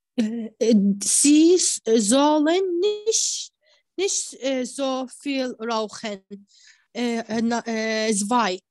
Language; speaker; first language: German; non-native, learner; Arabic